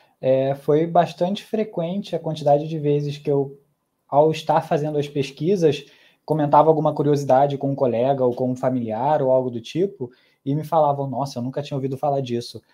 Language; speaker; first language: Portuguese; native; Portuguese